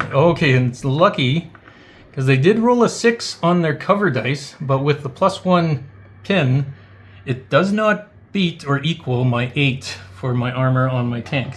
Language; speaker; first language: English; native; English